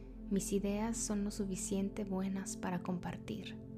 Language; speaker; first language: Spanish; early bilingual, heritage; Spanish